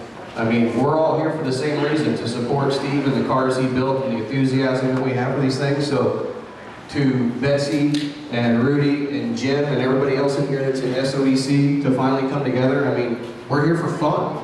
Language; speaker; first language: English; native; English